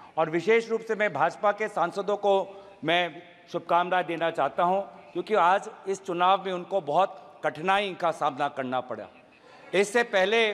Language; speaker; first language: Hindi; non-native, local second language; Assamese